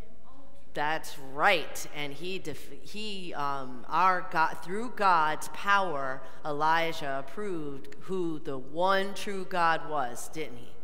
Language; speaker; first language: English; native; English